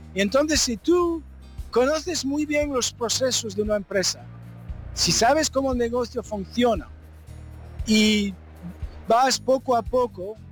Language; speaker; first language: Spanish; early bilingual, heritage; French